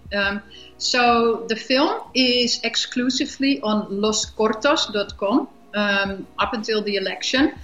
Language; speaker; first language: English; non-native, fluent; Dutch